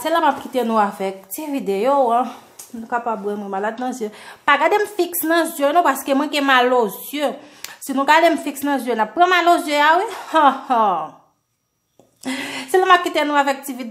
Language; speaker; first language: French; non-native, learner; Haitian Creole